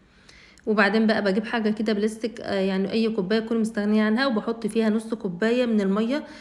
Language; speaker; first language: Arabic; native; Arabic